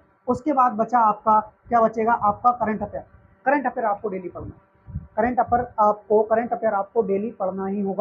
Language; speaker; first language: Hindi; native; Hindi